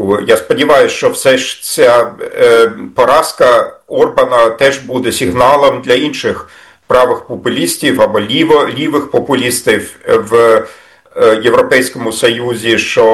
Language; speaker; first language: Ukrainian; non-native, fluent; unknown